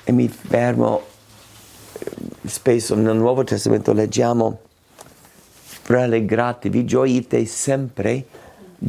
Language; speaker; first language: Italian; non-native, fluent; English